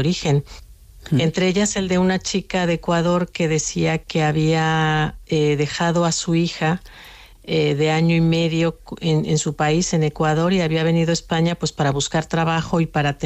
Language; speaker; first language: Spanish; native; Spanish